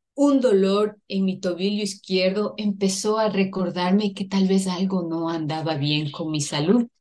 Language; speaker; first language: Spanish; native; Spanish